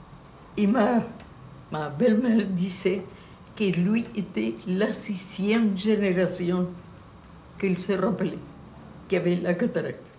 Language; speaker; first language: French; non-native, fluent; Spanish